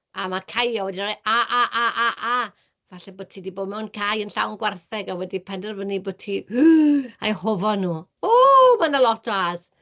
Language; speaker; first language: Welsh; native; Welsh